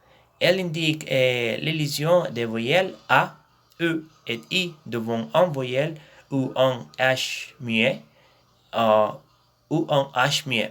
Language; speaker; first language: French; non-native, learner; Spanish